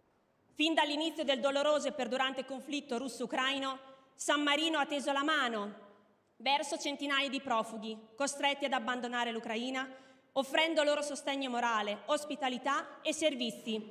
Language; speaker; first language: Italian; native; Italian